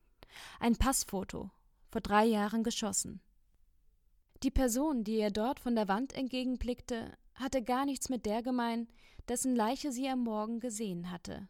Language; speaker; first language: German; native; German